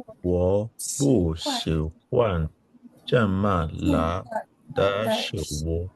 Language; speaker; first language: Chinese; non-native, learner; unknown